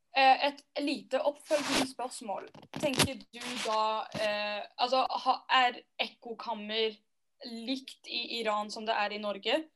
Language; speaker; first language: Norwegian; native; Norwegian